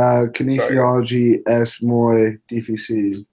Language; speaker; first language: Spanish; non-native, learner; English